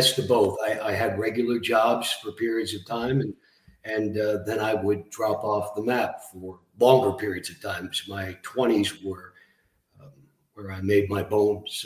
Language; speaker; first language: English; native; English